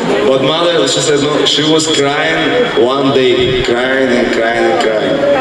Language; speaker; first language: English; non-native, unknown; Russian